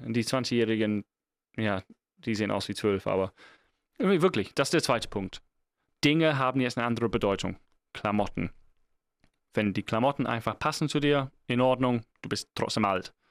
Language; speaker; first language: German; non-native, fluent; English